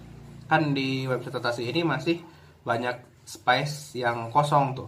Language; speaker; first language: Indonesian; native; Indonesian